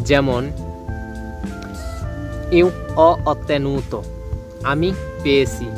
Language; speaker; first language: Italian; non-native, learner; Bangla